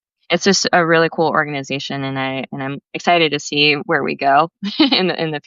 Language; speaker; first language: English; native; English